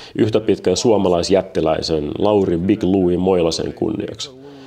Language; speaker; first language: Finnish; native; Finnish